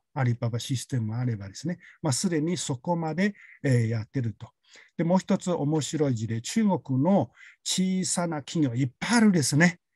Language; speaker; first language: Japanese; non-native, fluent; Chinese